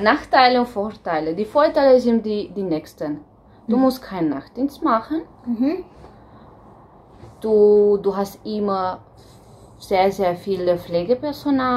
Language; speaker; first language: German; non-native, fluent; Romanian